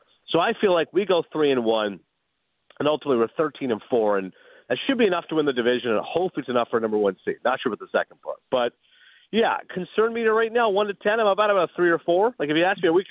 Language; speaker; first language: English; native; English